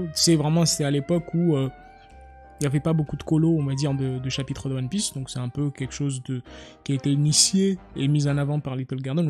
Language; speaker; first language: French; native; French